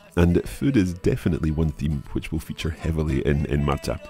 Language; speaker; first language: English; native; English